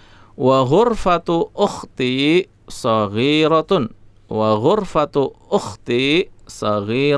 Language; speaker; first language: Arabic; non-native, fluent; Indonesian